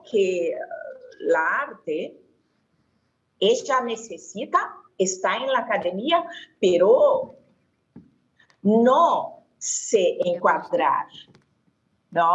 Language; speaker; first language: Spanish; non-native, fluent; Portuguese